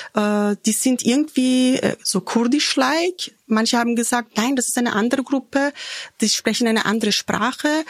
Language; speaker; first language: German; early bilingual, other home language; Turkish